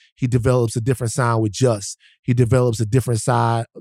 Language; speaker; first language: English; native; English